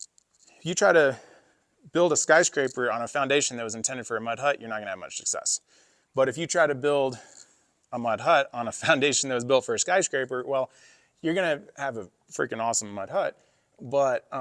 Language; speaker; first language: English; native; English